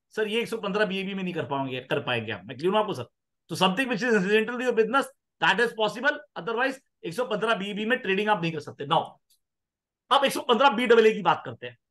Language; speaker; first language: Hindi; non-native, local second language; Punjabi